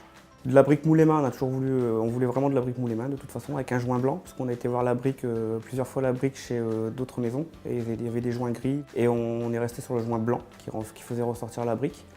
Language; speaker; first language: French; native; French